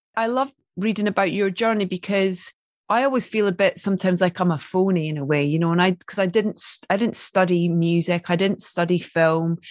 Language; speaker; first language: English; native; English